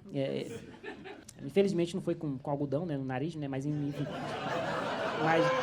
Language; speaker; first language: Portuguese; native; Portuguese